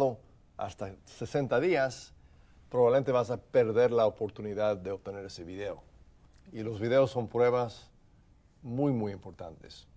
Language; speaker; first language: Spanish; non-native, fluent; English